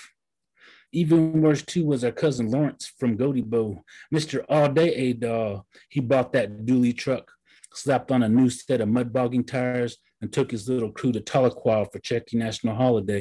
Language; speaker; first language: English; early bilingual, other home language; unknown